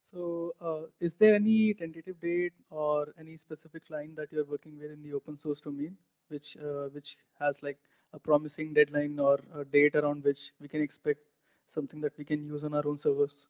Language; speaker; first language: English; native; English